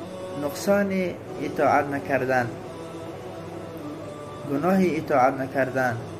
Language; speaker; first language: Persian; native; Persian